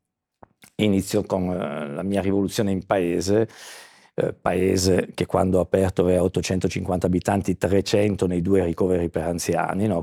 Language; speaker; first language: Italian; native; Italian